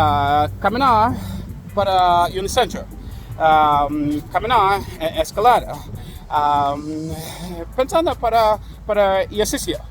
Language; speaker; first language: Spanish; non-native, learner; English